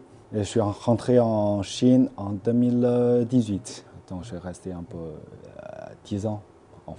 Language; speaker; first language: French; non-native, fluent; Chinese